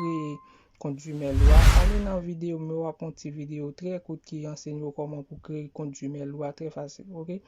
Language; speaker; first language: French; non-native, learner; Haitian Creole